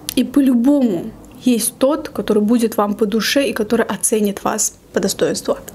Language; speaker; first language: Russian; native; Russian